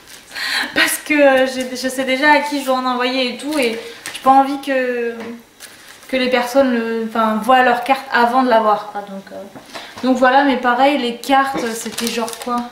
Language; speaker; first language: French; native; French